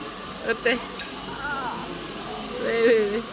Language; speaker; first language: Korean; non-native, fluent; Kazakh